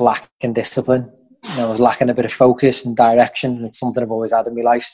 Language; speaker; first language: English; native; English